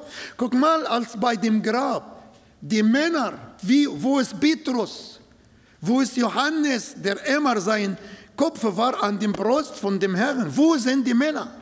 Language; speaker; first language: German; non-native, fluent; Arabic